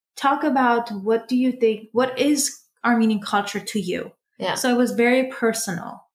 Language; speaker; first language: English; early bilingual, other home language; Persian